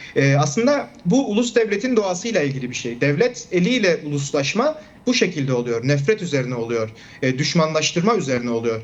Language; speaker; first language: Turkish; non-native, local second language; Kurdish